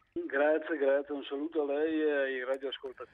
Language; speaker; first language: Italian; native; Italian